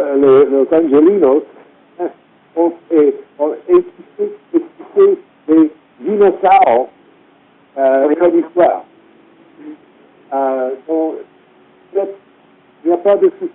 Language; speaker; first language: French; non-native, fluent; English